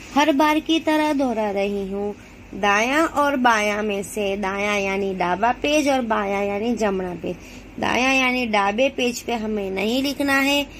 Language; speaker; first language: Hindi; non-native, local second language; Gujarati